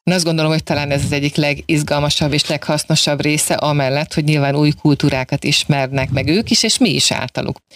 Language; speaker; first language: Hungarian; native; Hungarian